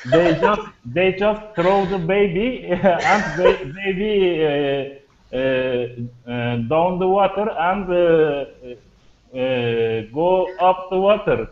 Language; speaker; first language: English; non-native, learner; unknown